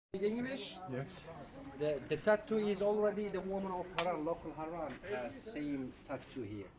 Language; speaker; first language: English; non-native, learner; Turkish